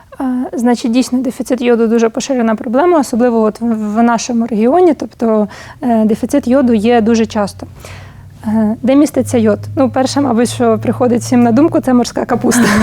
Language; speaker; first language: Ukrainian; native; Ukrainian